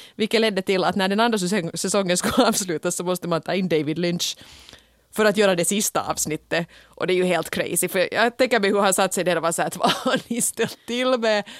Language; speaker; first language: Swedish; native; Swedish